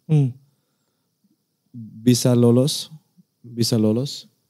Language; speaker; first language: Indonesian; non-native, learner; Dutch